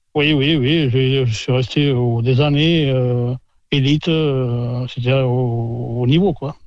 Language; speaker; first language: French; native; French